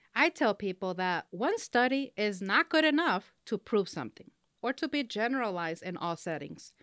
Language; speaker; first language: English; non-native, local second language; Spanish